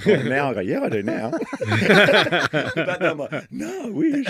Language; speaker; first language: English; native; English